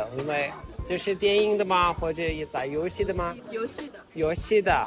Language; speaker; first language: Chinese; non-native, learner; Turkish